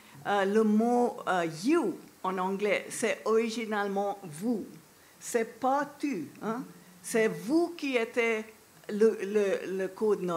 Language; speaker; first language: French; non-native, fluent; English